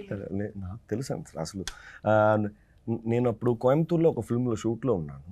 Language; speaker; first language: Telugu; non-native, fluent; Tamil